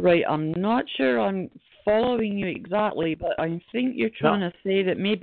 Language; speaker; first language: English; native; English